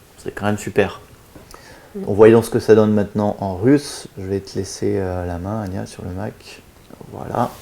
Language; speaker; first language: French; native; French